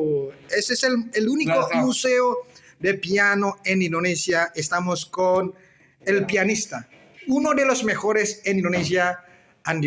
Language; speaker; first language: Spanish; non-native, fluent; Indonesian